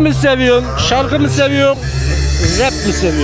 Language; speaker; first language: Turkish; native; Turkish